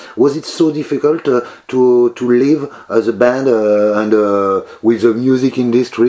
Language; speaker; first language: English; non-native, learner; French